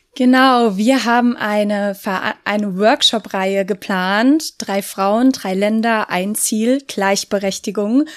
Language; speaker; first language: German; native; German